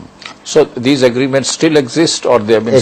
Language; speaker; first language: English; non-native, local second language; Urdu